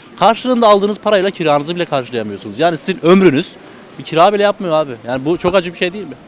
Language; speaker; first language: Turkish; native; Turkish